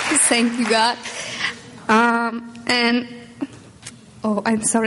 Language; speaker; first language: English; non-native, learner; Russian